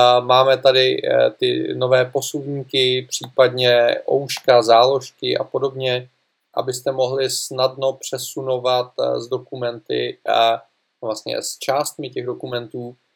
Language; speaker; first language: Czech; native; Czech